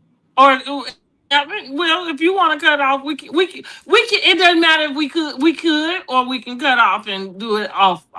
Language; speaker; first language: English; native; English